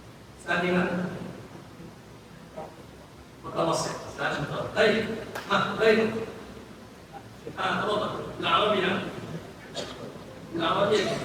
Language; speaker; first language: Arabic; non-native, learner; Indonesian